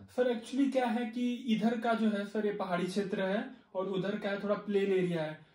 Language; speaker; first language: Hindi; native; Hindi